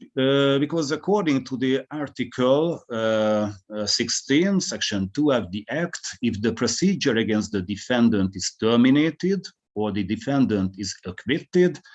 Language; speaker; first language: English; non-native, fluent; Hungarian